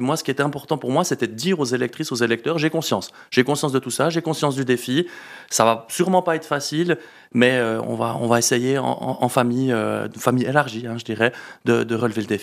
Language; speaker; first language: French; native; French